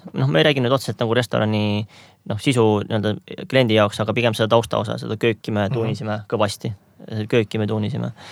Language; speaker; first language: Estonian; native; Estonian